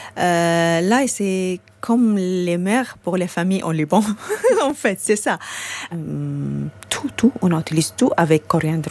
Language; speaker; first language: French; non-native, learner; Arabic